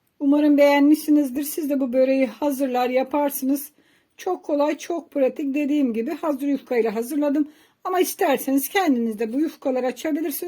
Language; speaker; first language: Turkish; native; Turkish